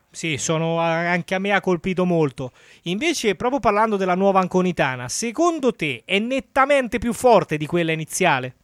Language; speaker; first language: Italian; native; Italian